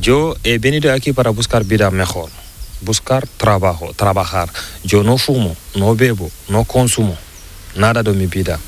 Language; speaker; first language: Spanish; non-native, learner; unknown